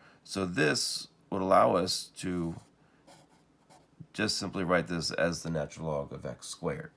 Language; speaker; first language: English; native; English